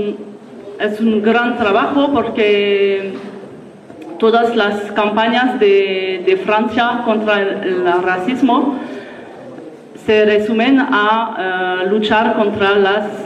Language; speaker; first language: Spanish; non-native, learner; French